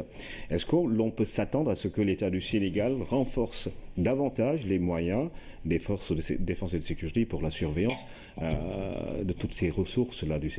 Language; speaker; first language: French; non-native, local second language; Wolof